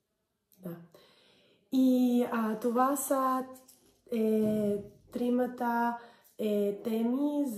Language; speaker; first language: Bulgarian; non-native, learner; English